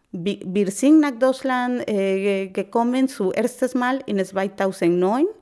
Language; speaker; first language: German; non-native, learner; Spanish